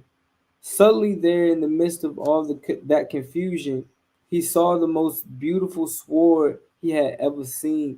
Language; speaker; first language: English; native; English